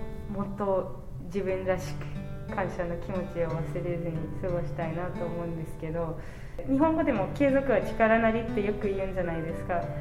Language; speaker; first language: Japanese; non-native, fluent; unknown